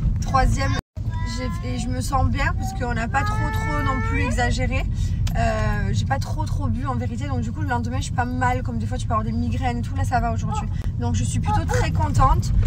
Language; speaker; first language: French; native; French